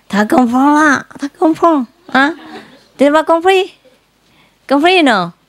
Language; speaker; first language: French; non-native, learner; Vietnamese